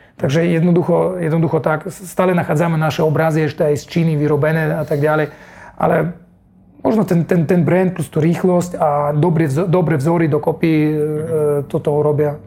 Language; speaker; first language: Slovak; non-native, fluent; Russian